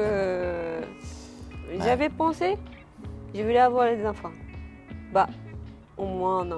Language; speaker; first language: French; non-native, learner; Japanese